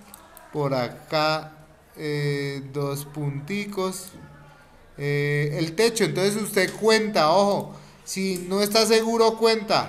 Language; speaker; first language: Spanish; native; Spanish